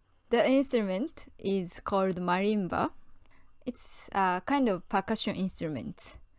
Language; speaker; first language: English; non-native, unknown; Japanese